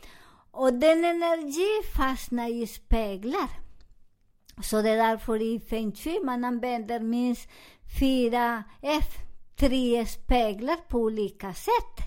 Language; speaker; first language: Swedish; non-native, learner; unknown